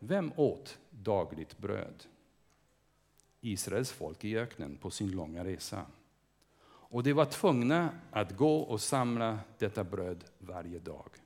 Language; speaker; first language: Swedish; non-native, fluent; English